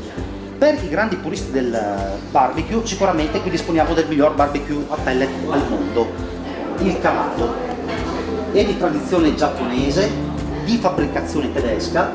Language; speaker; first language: Italian; native; Italian